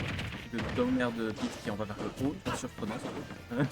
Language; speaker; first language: French; native; French